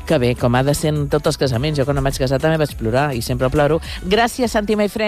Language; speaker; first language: Catalan; native; Catalan